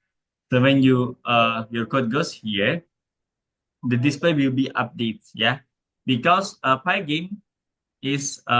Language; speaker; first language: English; non-native, learner; Indonesian